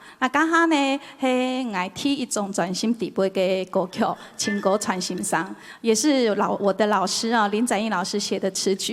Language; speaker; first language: Chinese; native; Chinese